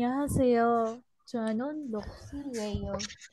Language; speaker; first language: Korean; non-native, learner; Spanish